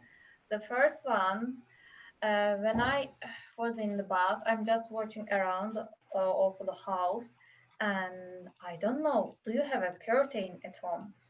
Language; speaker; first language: English; non-native, learner; Turkish